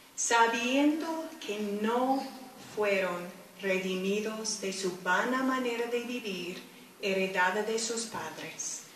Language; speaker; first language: Spanish; non-native, fluent; English